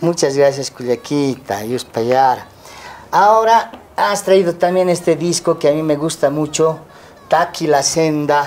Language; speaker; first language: Spanish; native; Spanish